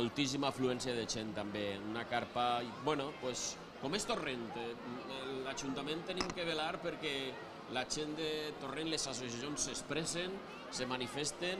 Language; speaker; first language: Catalan; native; Catalan